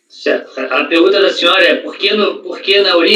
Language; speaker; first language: Portuguese; native; Portuguese